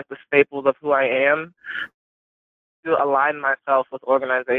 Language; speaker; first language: English; native; English